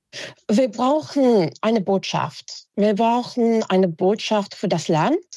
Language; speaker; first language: German; non-native, fluent; English